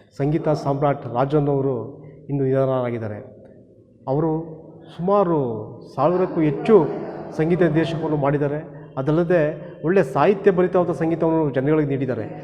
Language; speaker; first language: Kannada; native; Kannada